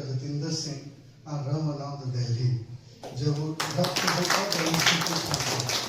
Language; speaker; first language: French; non-native, fluent; Hindi